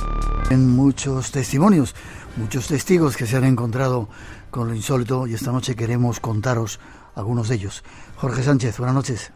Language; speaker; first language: Spanish; native; Spanish